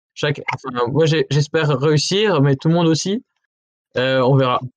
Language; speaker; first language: French; native; French